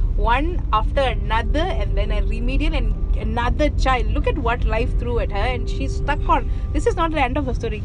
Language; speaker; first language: English; non-native, local second language; Tamil